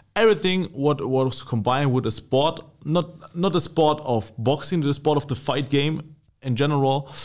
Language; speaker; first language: English; non-native, fluent; German